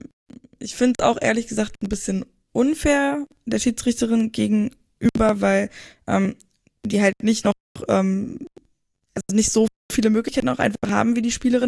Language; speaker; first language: German; native; German